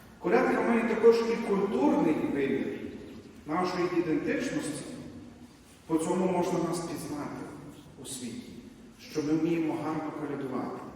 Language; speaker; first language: Ukrainian; native; Ukrainian